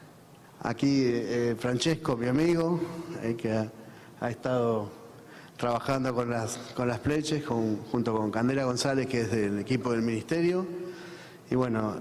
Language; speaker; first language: Spanish; native; Spanish